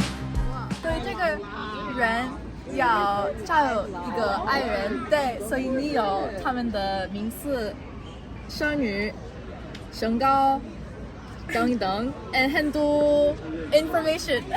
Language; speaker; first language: Chinese; non-native, learner; English